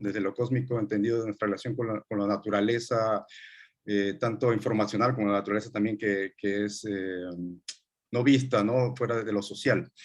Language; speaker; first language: Spanish; native; Spanish